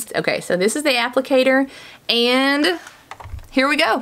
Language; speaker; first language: English; native; English